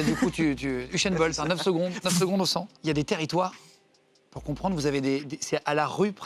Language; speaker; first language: French; native; French